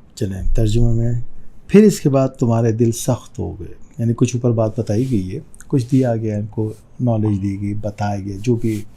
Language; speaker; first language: Urdu; native; Urdu